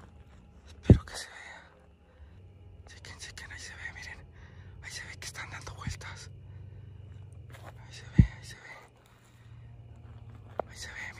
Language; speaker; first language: Spanish; native; Spanish